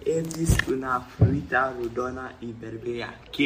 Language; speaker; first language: Catalan; non-native, learner; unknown